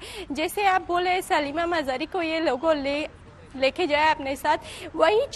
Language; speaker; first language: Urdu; non-native, learner; Pashto